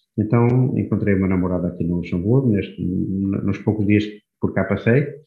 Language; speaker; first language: Portuguese; native; Portuguese